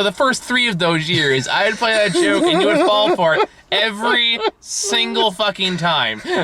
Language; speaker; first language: English; native; English